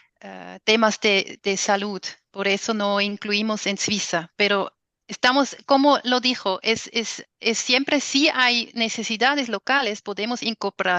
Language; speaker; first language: Spanish; non-native, fluent; German